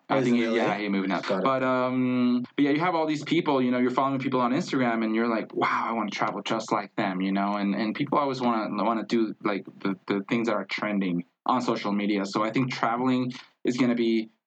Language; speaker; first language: English; non-native, fluent; Spanish